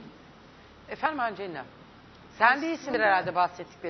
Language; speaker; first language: Turkish; native; Turkish